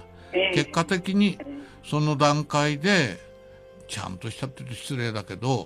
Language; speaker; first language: Japanese; native; Japanese